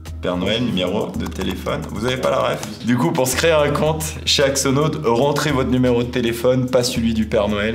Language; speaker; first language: French; native; French